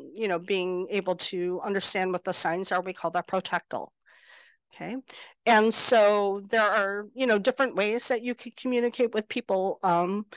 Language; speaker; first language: English; native; English